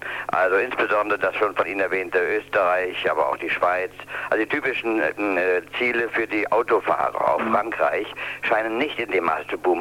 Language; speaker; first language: German; native; German